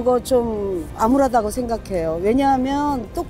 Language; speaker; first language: Korean; native; Korean